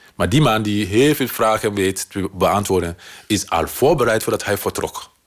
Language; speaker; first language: Dutch; non-native, fluent; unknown